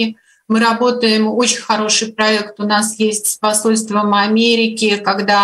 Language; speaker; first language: Russian; native; Russian